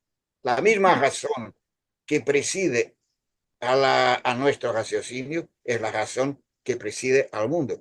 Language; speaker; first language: Spanish; non-native, fluent; Portuguese